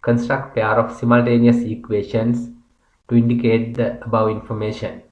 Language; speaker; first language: English; non-native, local second language; Sinhala